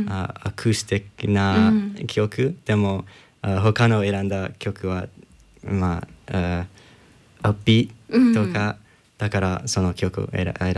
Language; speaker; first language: Japanese; non-native, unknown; English